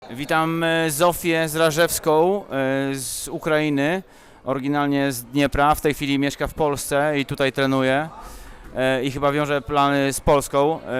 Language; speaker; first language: Polish; native; Polish